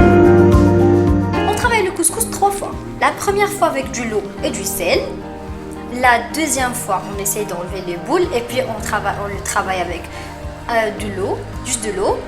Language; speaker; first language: French; non-native, local second language; Arabic